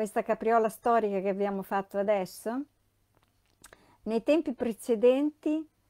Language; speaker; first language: Italian; native; Italian